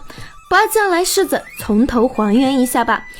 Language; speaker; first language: Chinese; native; Chinese